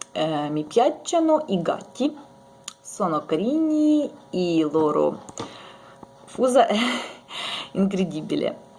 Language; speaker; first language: Italian; non-native, learner; Ukrainian